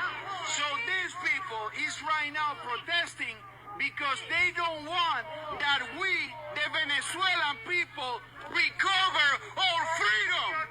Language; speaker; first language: English; non-native, fluent; Spanish